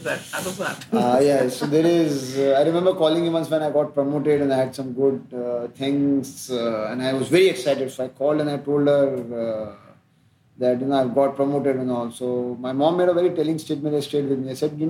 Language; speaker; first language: English; non-native, local second language; Hindi